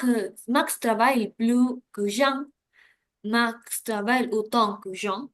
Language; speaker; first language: French; non-native, learner; Spanish